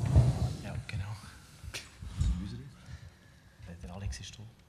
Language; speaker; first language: German; native; German